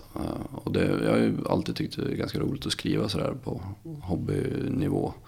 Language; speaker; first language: Swedish; native; Swedish